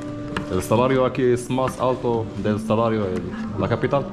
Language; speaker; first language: Spanish; non-native, learner; Arabic